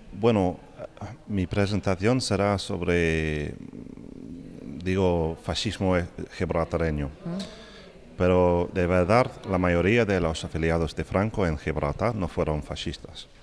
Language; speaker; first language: Spanish; non-native, fluent; English